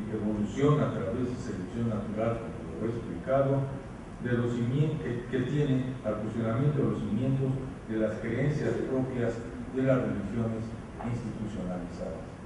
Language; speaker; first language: Spanish; native; Spanish